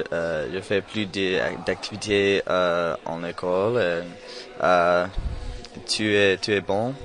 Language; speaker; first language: French; non-native, learner; English